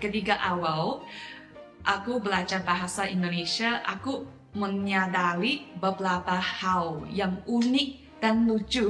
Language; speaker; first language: Indonesian; non-native, fluent; Chinese